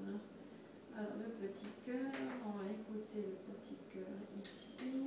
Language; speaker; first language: French; native; French